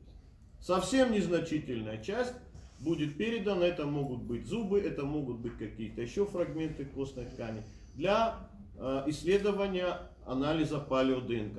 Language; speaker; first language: Russian; native; Russian